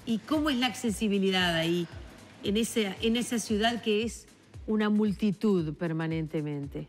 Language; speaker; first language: Spanish; native; Spanish